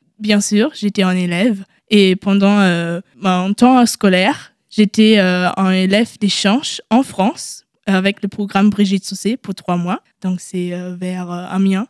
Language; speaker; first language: French; non-native, learner; German